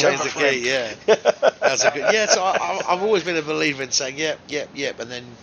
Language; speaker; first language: English; native; English